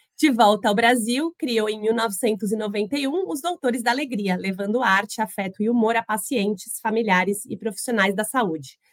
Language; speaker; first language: Portuguese; native; Portuguese